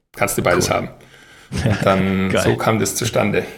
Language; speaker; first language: German; native; German